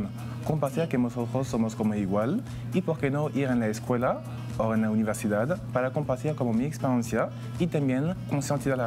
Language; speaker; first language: Spanish; non-native, fluent; French